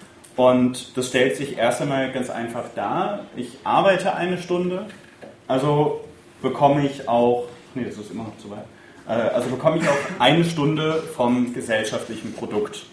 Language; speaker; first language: German; native; German